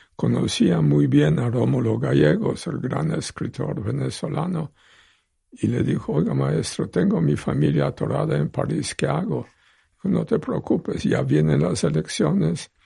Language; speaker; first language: Spanish; non-native, fluent; Polish